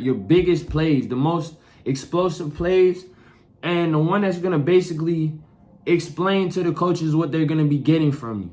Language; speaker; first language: English; native; English